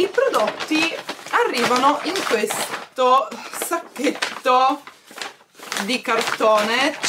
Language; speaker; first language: Italian; native; Italian